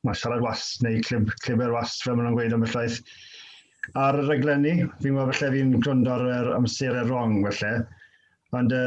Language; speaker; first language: Welsh; native; Welsh